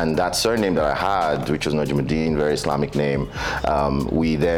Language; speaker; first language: English; non-native, local second language; Yoruba